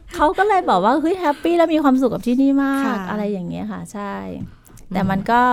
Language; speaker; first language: Thai; native; Thai